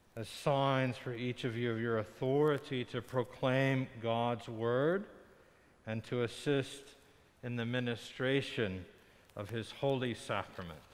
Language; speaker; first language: English; native; English